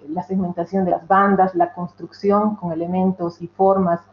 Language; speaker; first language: Spanish; native; Spanish